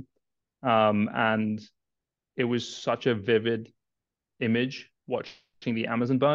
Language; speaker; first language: English; native; English